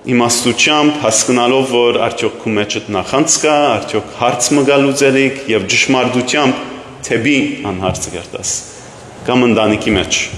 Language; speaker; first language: Armenian; early bilingual, heritage; Armenian